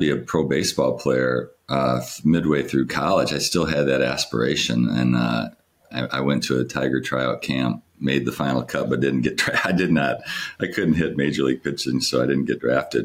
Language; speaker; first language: English; native; English